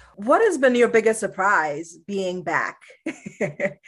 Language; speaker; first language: English; early bilingual, other home language; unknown